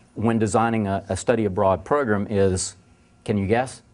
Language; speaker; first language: English; native; English